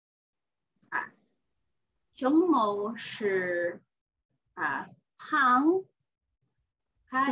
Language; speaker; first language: Chinese; non-native, learner; English